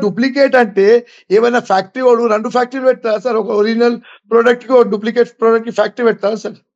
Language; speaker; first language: Telugu; non-native, local second language; Gujarati